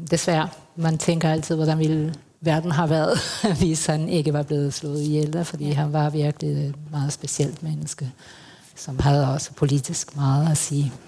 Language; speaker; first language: Danish; non-native, fluent; Spanish